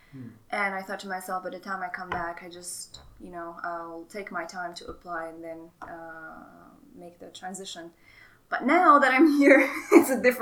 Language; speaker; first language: English; non-native, fluent; Arabic